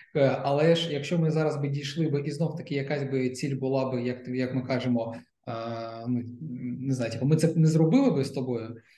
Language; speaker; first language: Ukrainian; non-native, local second language; Russian